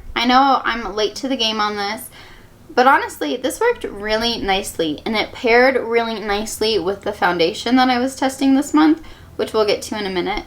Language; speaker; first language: English; native; English